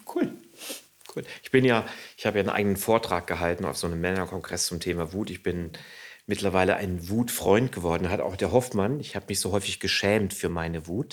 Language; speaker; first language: German; native; German